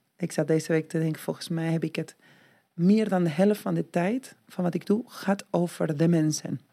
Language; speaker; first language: Dutch; non-native, fluent; Spanish